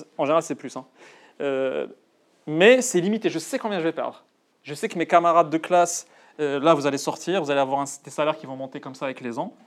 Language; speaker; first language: French; non-native, local second language; Arabic